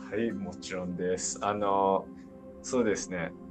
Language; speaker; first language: Japanese; non-native, fluent; English